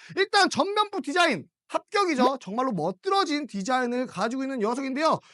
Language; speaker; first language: Korean; native; Korean